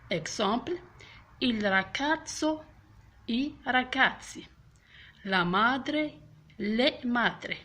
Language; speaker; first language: Italian; non-native, fluent; French